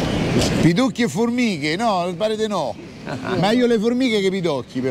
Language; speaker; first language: Italian; native; Italian